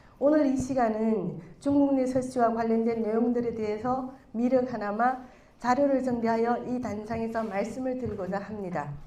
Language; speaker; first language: Korean; non-native, fluent; Chinese